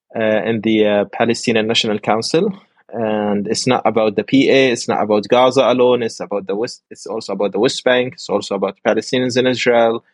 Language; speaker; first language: English; non-native, fluent; Arabic